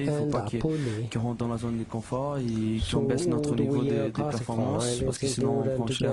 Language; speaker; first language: French; non-native, fluent; Portuguese